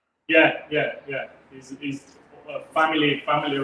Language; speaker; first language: English; non-native, learner; Italian